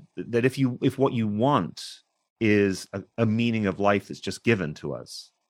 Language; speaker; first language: English; native; English